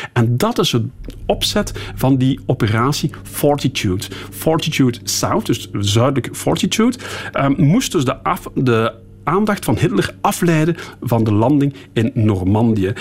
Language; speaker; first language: Dutch; native; Dutch